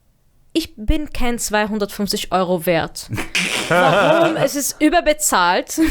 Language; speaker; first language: German; early bilingual, other home language; Arabic